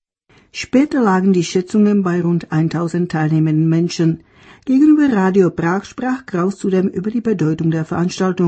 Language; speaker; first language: German; native; German